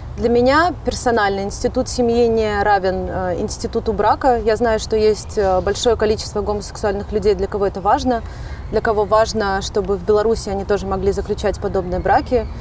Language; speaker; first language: Russian; native; Russian